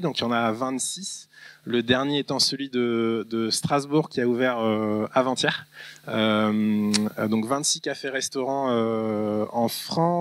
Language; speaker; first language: French; native; French